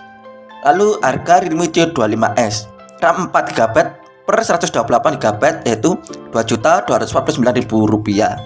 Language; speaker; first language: Indonesian; native; Indonesian